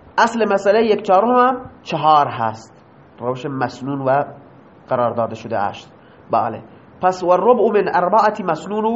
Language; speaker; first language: Persian; non-native, local second language; Baluchi